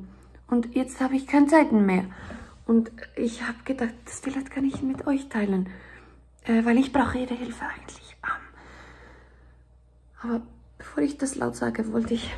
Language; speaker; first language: German; non-native, learner; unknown